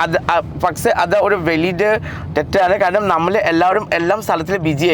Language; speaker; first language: Malayalam; non-native, local second language; Assamese